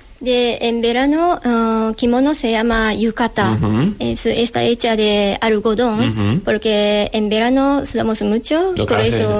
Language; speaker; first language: Spanish; non-native, learner; Japanese